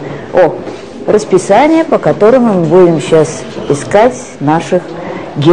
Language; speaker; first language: Russian; native; Russian